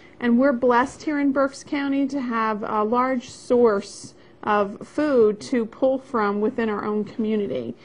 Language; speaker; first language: English; native; English